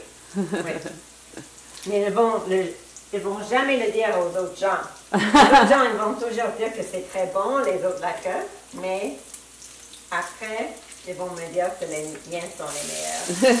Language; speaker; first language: French; non-native, fluent; English